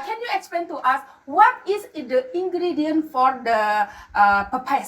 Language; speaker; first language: English; non-native, learner; Indonesian